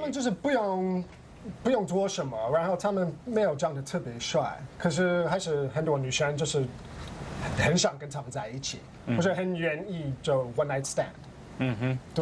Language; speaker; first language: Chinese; non-native, fluent; English